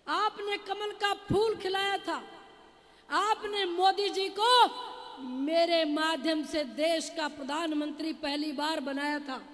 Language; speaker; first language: Hindi; native; Hindi